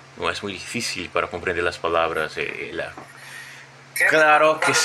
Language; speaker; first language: Spanish; non-native, fluent; Portuguese